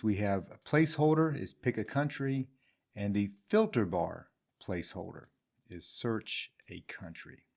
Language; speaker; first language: English; native; English